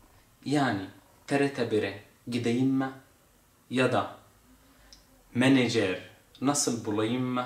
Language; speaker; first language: Turkish; non-native, fluent; Arabic